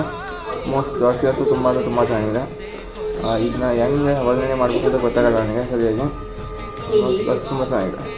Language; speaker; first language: Kannada; native; Kannada